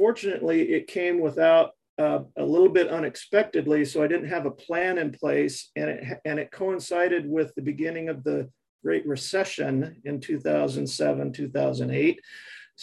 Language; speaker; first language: English; native; English